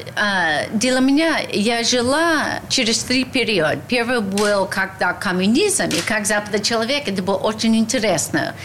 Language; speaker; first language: Russian; non-native, learner; English